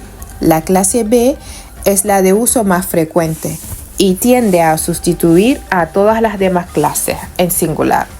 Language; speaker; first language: Spanish; non-native, fluent; Wolof